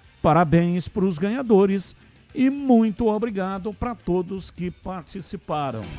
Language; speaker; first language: Portuguese; native; Portuguese